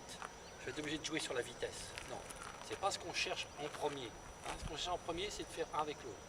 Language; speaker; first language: French; native; French